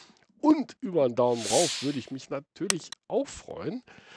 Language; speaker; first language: German; native; German